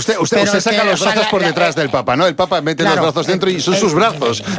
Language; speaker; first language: Spanish; native; Spanish